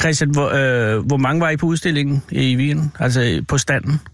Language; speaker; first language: Danish; native; Danish